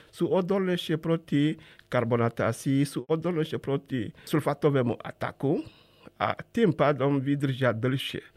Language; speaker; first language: Slovak; non-native, fluent; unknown